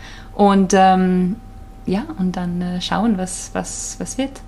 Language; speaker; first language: German; non-native, fluent; Japanese